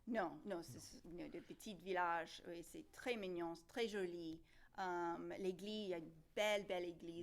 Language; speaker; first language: French; non-native, local second language; English